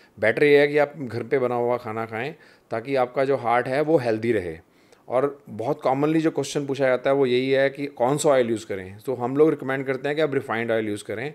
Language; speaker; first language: Hindi; non-native, local second language; Punjabi